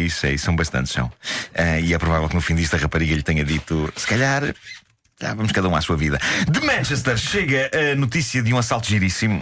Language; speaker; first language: Portuguese; native; Portuguese